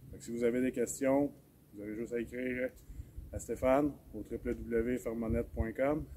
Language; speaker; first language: French; native; French